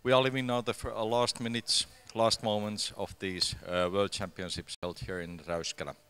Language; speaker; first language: English; non-native, fluent; Finnish